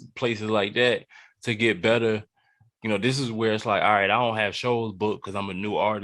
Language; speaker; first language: English; native; English